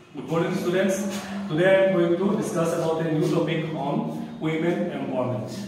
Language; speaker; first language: English; non-native, local second language; Assamese